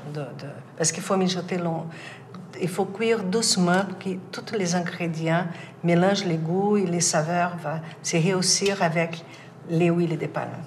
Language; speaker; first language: French; non-native, fluent; Portuguese